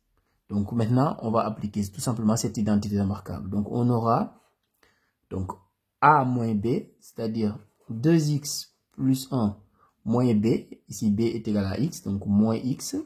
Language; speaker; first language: French; native; French